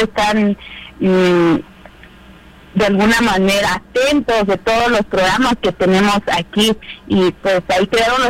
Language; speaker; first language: Spanish; non-native, local second language; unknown